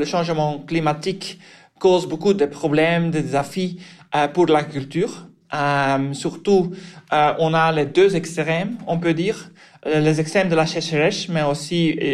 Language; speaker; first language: French; non-native, local second language; Dutch